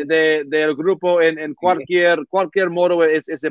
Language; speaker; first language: Spanish; non-native, learner; English